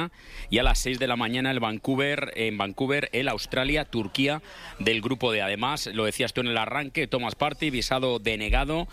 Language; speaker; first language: Spanish; native; Spanish